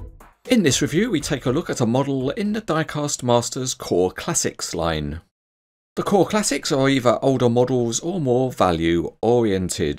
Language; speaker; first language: English; native; English